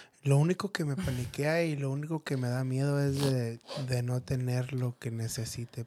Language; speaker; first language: Spanish; native; Spanish